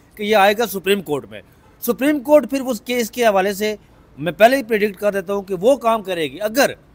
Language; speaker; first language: Urdu; native; Urdu